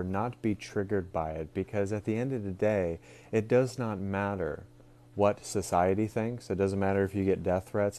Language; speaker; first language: English; native; English